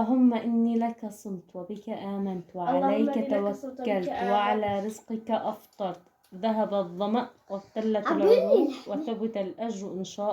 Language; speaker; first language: Arabic; native; Arabic